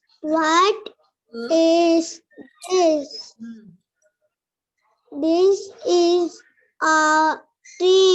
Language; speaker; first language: English; non-native, learner; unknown